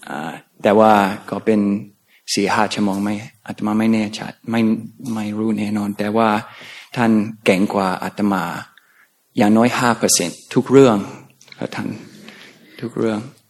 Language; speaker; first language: Thai; non-native, fluent; English